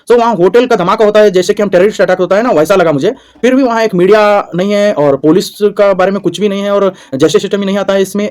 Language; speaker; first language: Hindi; non-native, local second language; Kannada